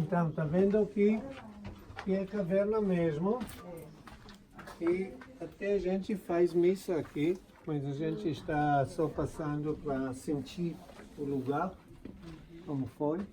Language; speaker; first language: Portuguese; non-native, fluent; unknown